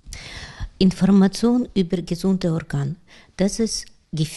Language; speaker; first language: German; non-native, learner; Russian